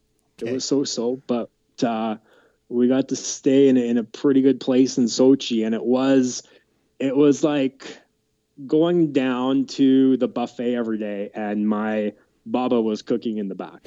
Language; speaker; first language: English; native; English